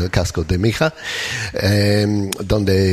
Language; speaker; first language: Spanish; non-native, learner; English